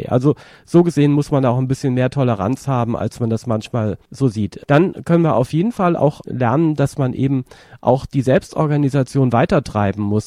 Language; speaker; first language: German; native; German